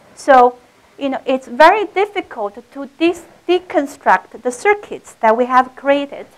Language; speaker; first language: English; non-native, fluent; Chinese